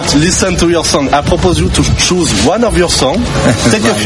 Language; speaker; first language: English; non-native, learner; French